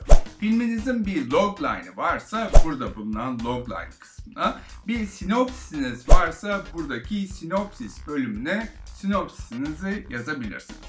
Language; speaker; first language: Turkish; native; Turkish